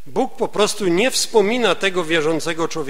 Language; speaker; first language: Polish; native; Polish